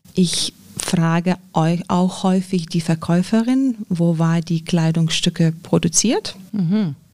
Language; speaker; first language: German; non-native, fluent; Lithuanian